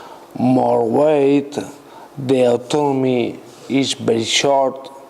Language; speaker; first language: English; non-native, learner; Spanish